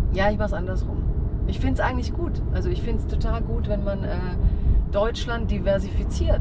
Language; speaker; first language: German; early bilingual, other home language; Croatian